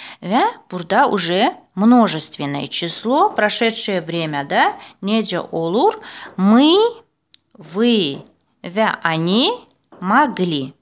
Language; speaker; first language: Russian; non-native, local second language; Azerbaijani